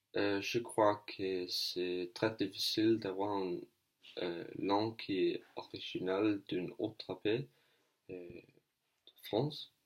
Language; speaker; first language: French; non-native, learner; Danish